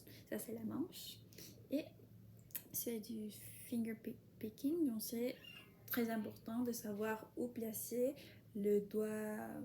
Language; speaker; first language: French; non-native, fluent; Spanish